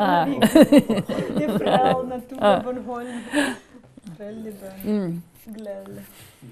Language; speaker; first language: Danish; non-native, learner; Russian